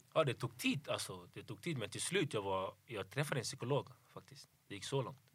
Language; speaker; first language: Swedish; early bilingual, other home language; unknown